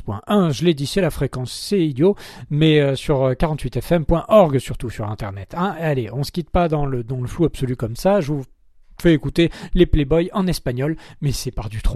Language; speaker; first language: French; native; French